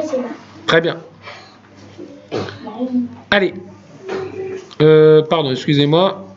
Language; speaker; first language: French; native; French